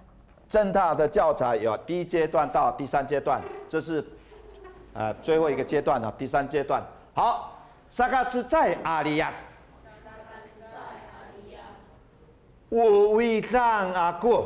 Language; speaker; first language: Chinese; non-native, local second language; Amis